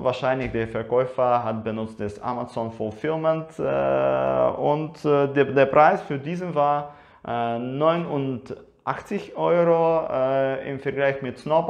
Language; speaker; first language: German; non-native, learner; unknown